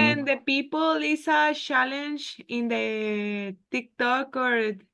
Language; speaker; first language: English; non-native, learner; Spanish